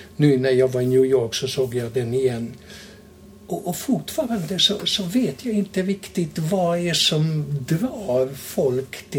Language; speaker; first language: Swedish; non-native, fluent; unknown